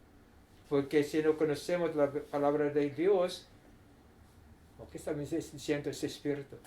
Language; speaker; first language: Spanish; non-native, fluent; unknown